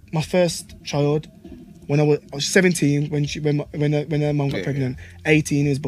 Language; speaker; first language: English; native; English